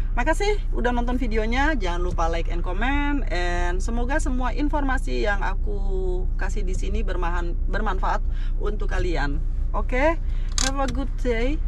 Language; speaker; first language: Indonesian; native; Indonesian